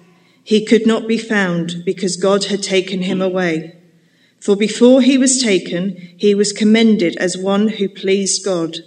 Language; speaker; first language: English; native; English